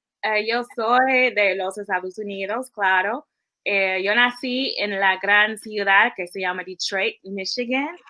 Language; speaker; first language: Spanish; early bilingual, heritage; English